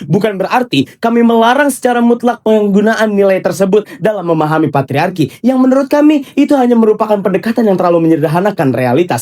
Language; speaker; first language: Indonesian; native; Indonesian